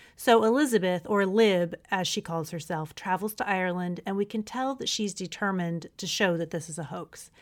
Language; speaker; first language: English; native; English